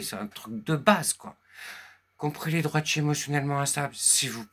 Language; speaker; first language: French; native; French